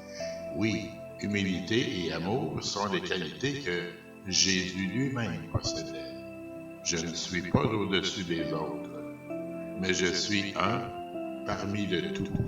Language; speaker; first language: French; native; French